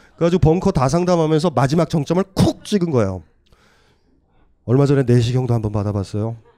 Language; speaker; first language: Korean; native; Korean